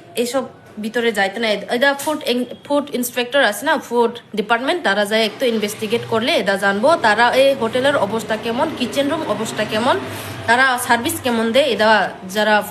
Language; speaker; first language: Bangla; non-native, local second language; Kok Borok